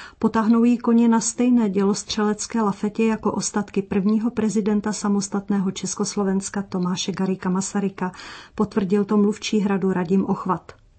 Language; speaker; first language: Czech; native; Czech